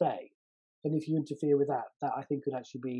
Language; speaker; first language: English; native; English